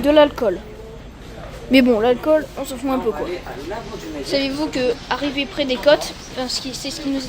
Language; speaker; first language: French; native; French